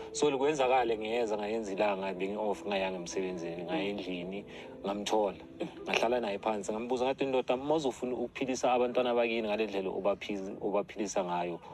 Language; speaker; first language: Zulu; native; Zulu